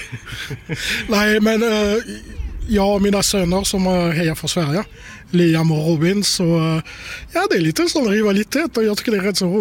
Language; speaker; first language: Swedish; non-native, fluent; French